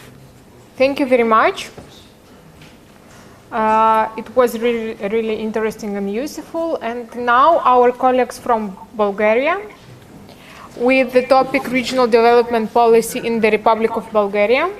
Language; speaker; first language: English; non-native, fluent; Romanian